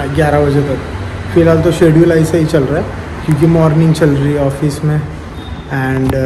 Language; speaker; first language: Hindi; non-native, local second language; Marathi